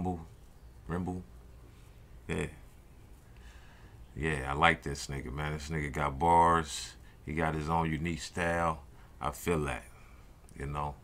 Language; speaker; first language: English; native; English